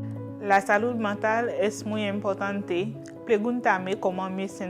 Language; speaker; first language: Spanish; non-native, learner; Haitian Creole